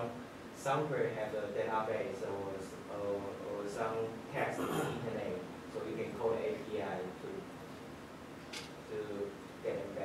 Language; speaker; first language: English; non-native, fluent; Chinese